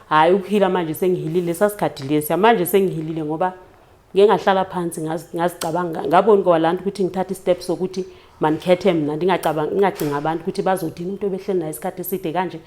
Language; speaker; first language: Zulu; non-native, local second language; Xhosa